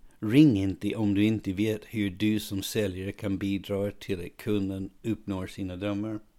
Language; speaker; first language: Swedish; non-native, fluent; English